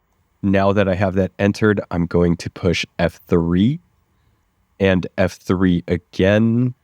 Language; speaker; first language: English; native; English